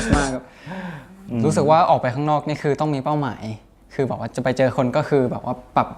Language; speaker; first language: Thai; native; Thai